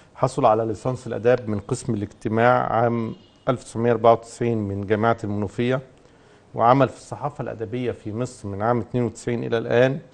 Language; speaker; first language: Arabic; native; Arabic